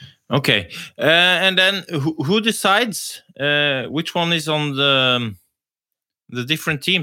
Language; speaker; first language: English; non-native, fluent; Norwegian